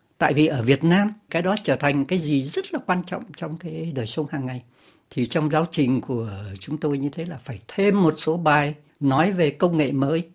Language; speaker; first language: Vietnamese; native; Vietnamese